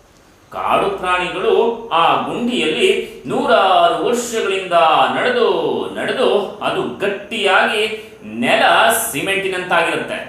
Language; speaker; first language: Kannada; native; Kannada